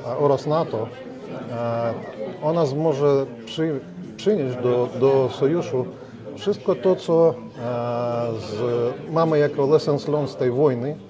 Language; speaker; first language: Polish; non-native, learner; Ukrainian